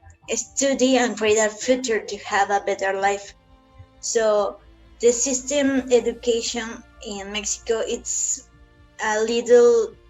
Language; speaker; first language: English; non-native, learner; Spanish